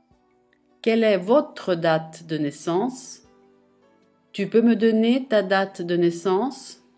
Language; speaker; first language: French; non-native, fluent; Italian